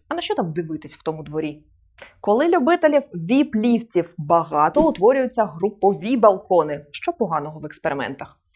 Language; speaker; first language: Ukrainian; native; Ukrainian